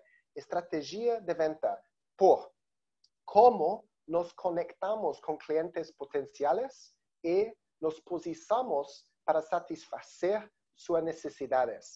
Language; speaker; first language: Spanish; non-native, learner; Portuguese